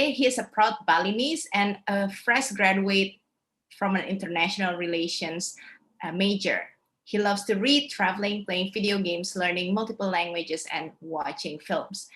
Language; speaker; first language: English; non-native, fluent; Dutch